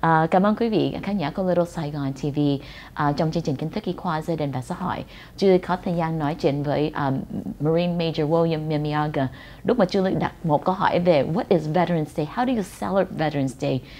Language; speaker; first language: Vietnamese; early bilingual, heritage; Vietnamese